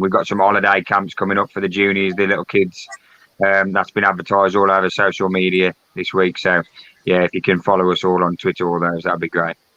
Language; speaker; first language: English; native; English